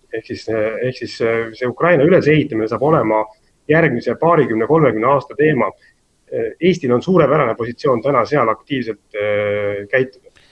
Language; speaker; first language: Estonian; native; Estonian